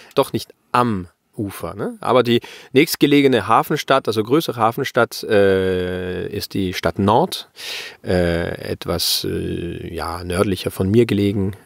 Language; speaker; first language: German; early bilingual, heritage; German